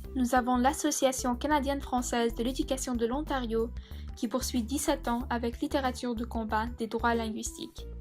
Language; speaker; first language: French; native; French